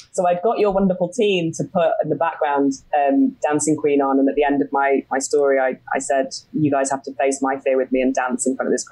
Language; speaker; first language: English; native; English